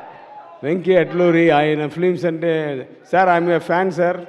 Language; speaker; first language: Telugu; non-native, learner; Tamil